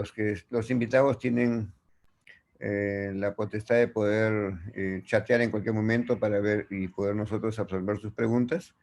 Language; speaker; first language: Spanish; native; Spanish